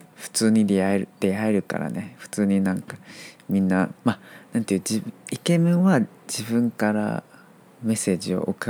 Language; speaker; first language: Japanese; non-native, fluent; Chinese